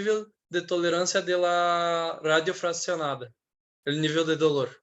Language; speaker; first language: Spanish; non-native, fluent; Portuguese